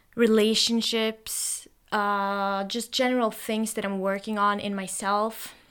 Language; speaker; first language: English; non-native, fluent; Norwegian